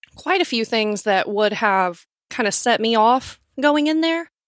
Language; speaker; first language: English; native; English